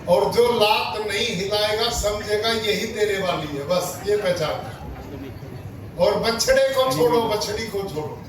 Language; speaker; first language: Hindi; native; Hindi